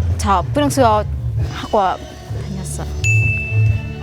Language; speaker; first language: Korean; non-native, learner; Vietnamese